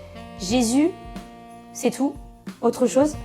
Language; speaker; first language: French; native; French